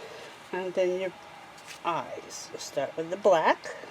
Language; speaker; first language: English; native; English